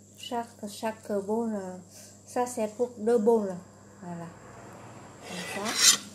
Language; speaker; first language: French; non-native, learner; Vietnamese